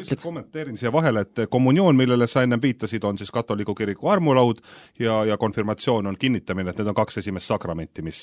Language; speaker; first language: Estonian; native; Estonian